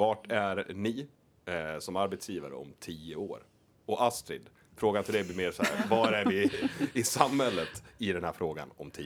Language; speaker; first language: Swedish; native; Swedish